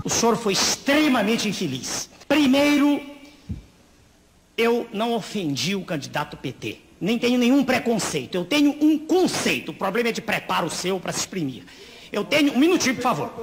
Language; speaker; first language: Portuguese; native; Portuguese